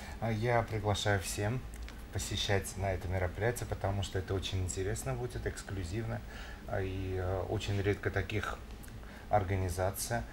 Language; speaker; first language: Russian; non-native, fluent; Romanian